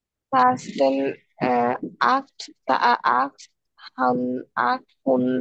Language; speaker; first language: German; non-native, learner; Bangla